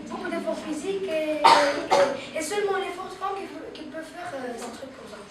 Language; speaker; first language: French; non-native, local second language; Arabic